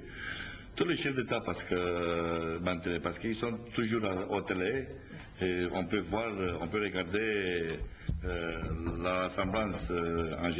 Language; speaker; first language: French; non-native, learner; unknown